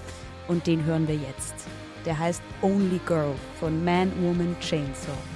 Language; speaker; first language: German; native; German